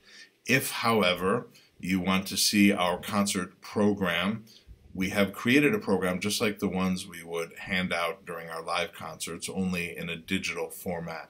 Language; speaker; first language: English; native; English